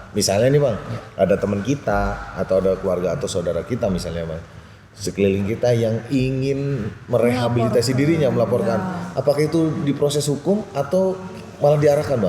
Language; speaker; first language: Indonesian; native; Indonesian